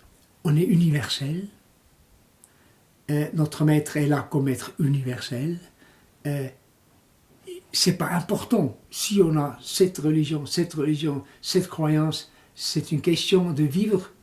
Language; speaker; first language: French; non-native, local second language; German